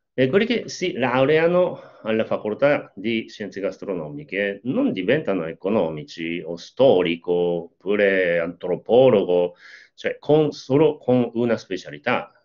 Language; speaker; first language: Italian; non-native, fluent; Japanese